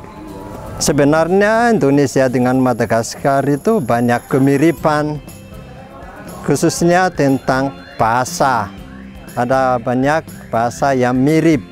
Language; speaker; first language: Indonesian; non-native, fluent; Malagasy